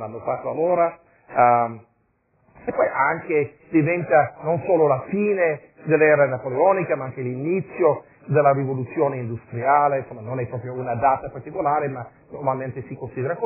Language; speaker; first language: Italian; non-native, fluent; English